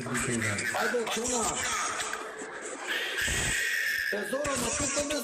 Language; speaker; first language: Italian; non-native, learner; Albanian